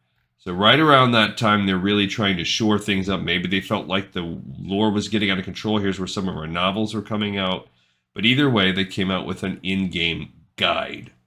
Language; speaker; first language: English; native; English